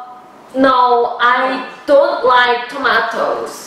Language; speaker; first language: English; non-native, fluent; Korean